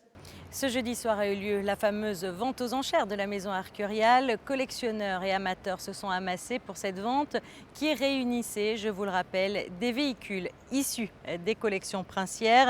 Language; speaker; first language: French; native; French